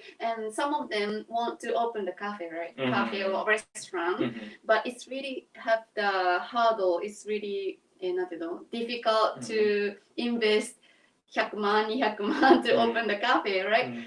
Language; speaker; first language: English; non-native, learner; Japanese